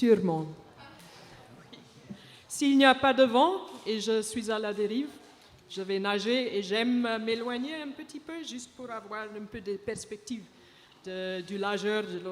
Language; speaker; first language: French; non-native, fluent; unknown